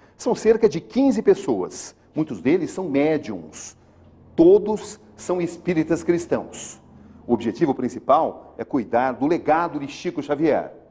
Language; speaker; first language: Portuguese; native; Portuguese